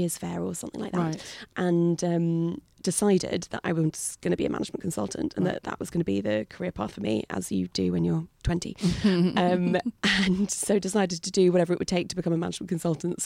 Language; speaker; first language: English; native; English